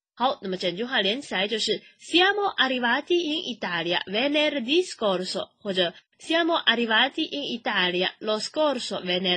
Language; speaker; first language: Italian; non-native, fluent; Chinese